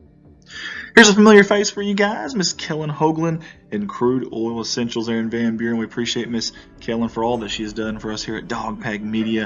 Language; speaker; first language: English; native; English